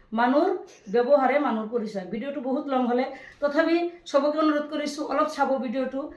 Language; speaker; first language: Assamese; non-native, local second language; Bangla